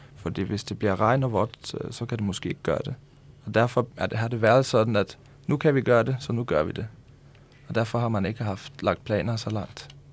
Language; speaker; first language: Danish; non-native, local second language; Faroese